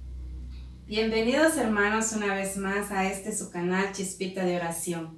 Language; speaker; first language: Spanish; native; Spanish